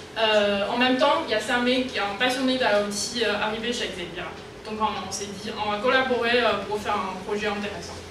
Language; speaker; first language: French; non-native, fluent; Chinese